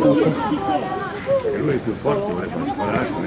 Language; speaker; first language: Italian; native; Italian